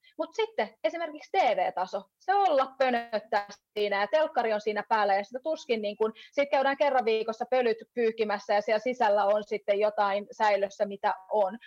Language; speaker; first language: Finnish; native; Finnish